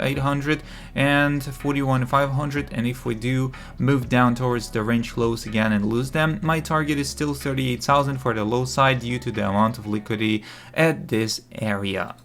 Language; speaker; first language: English; non-native, fluent; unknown